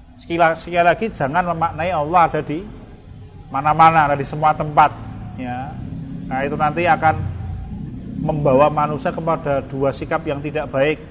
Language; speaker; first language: Indonesian; non-native, local second language; Javanese